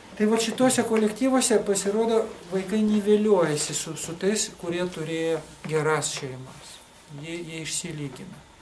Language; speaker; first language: Lithuanian; non-native, local second language; Russian